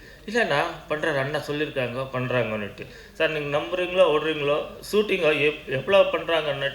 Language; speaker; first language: Tamil; non-native, learner; Kannada